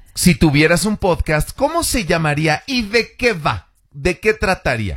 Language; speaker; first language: Spanish; native; Spanish